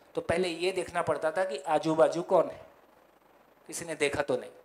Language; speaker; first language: Hindi; native; Hindi